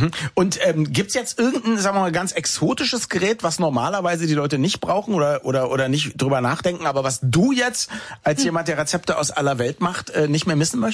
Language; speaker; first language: German; native; German